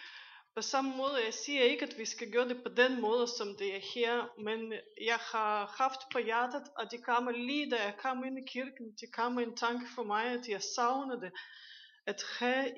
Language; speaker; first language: Danish; non-native, fluent; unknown